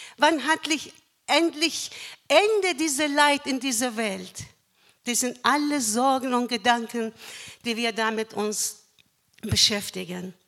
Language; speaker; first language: German; non-native, fluent; Persian